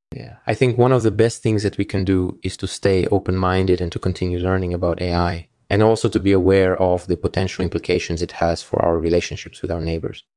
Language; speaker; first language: English; native; English